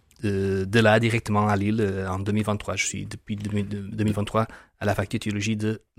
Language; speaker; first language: French; non-native, fluent; Portuguese